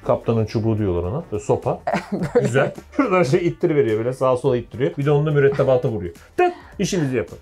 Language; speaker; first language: Turkish; native; Turkish